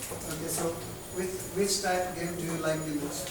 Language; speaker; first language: English; non-native, local second language; Hindi